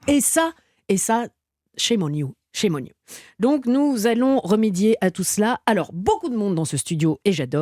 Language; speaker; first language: French; native; French